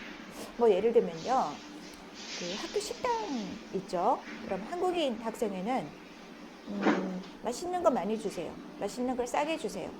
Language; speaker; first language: Korean; native; Korean